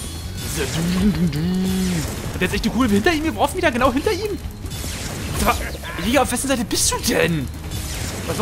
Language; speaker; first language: German; native; German